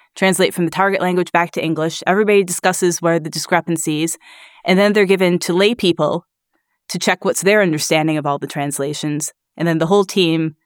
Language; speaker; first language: English; native; English